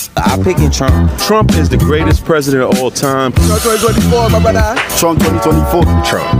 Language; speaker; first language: English; native; English